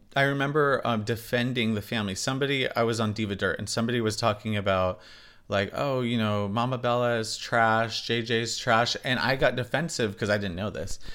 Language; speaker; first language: English; native; English